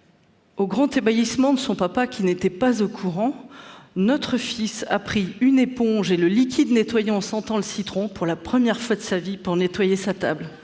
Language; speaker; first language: French; native; French